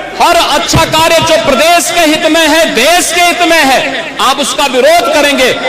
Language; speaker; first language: Hindi; native; Hindi